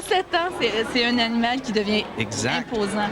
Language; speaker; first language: French; native; French